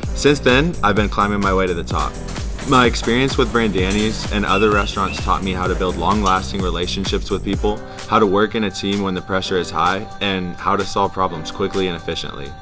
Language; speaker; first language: English; native; English